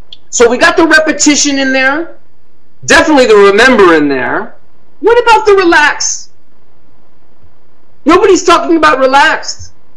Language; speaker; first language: English; native; English